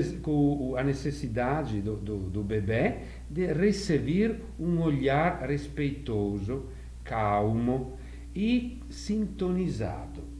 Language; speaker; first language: Portuguese; non-native, fluent; Italian